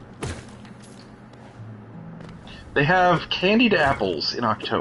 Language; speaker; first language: English; native; English